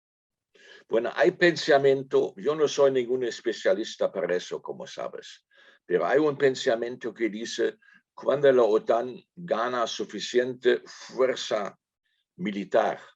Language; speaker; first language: Spanish; non-native, fluent; German